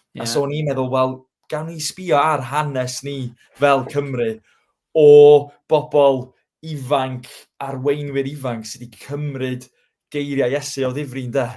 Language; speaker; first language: Welsh; native; Welsh